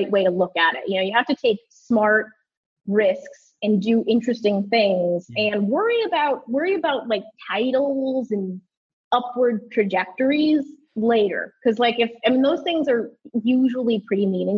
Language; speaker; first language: English; native; English